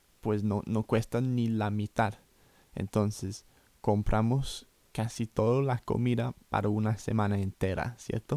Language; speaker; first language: Spanish; non-native, fluent; English